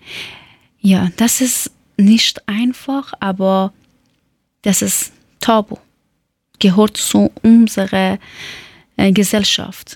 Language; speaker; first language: German; non-native, learner; Persian